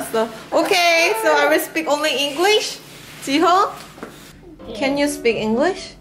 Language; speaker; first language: English; non-native, fluent; Korean